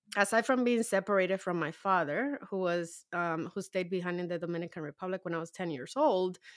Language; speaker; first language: English; native; English